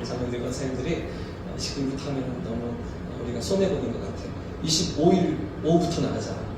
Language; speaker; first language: Korean; native; Korean